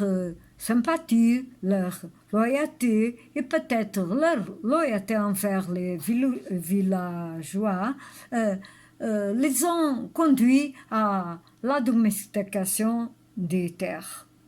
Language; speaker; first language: French; non-native, learner; Portuguese